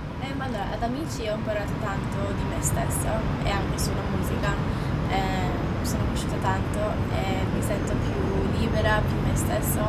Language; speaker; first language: Italian; non-native, fluent; Maltese